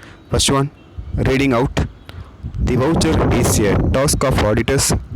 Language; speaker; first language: English; non-native, local second language; Tamil